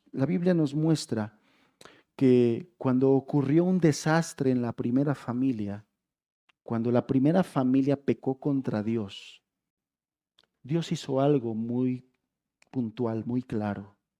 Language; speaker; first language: Spanish; native; Spanish